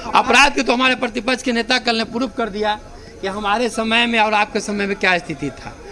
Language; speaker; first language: Hindi; native; Hindi